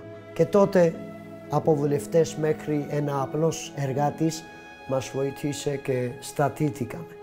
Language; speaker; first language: Greek; non-native, fluent; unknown